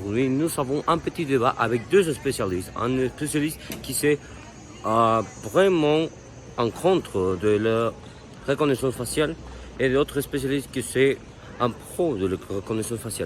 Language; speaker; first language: French; non-native, learner; Spanish